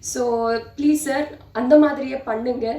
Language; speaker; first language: Tamil; non-native, learner; Telugu